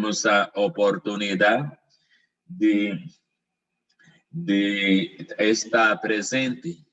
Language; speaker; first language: Portuguese; non-native, learner; Spanish